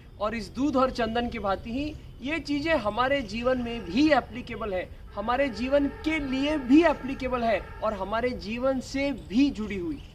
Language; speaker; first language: Hindi; non-native, local second language; Marathi